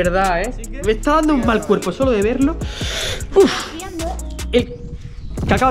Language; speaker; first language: Spanish; native; Spanish